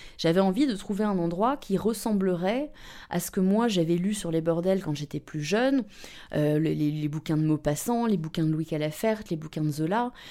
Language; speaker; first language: French; native; French